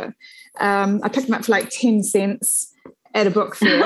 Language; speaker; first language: English; native; English